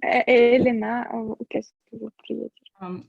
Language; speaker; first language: French; non-native, fluent; Russian